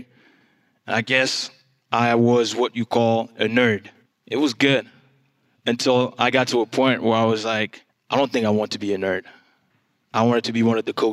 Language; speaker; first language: English; non-native, fluent; French